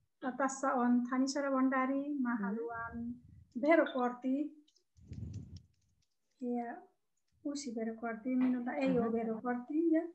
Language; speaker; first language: Finnish; non-native, learner; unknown